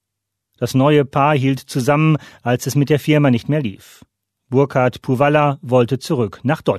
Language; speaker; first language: German; native; German